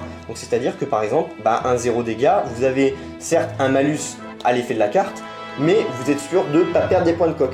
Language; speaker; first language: French; native; French